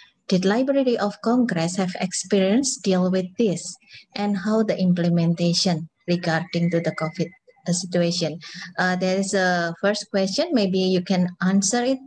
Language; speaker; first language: English; non-native, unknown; Indonesian